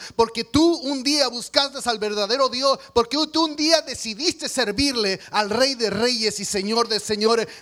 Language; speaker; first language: Spanish; native; Spanish